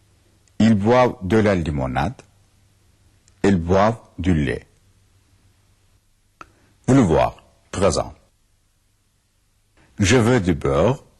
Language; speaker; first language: French; non-native, fluent; Turkish